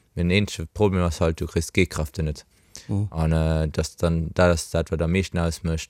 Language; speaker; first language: Luxembourgish; early bilingual, other home language; Portuguese